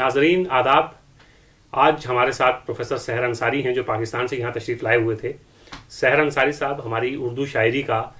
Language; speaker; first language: Hindi; native; Hindi